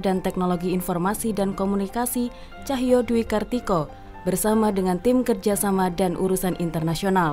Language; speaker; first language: Indonesian; native; Indonesian